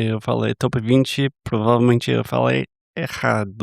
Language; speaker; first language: Portuguese; non-native, fluent; English